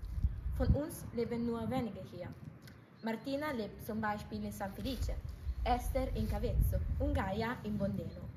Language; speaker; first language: German; non-native, learner; Italian